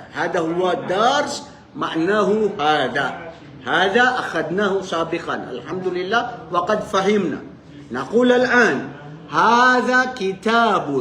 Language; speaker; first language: Arabic; non-native, fluent; Filipino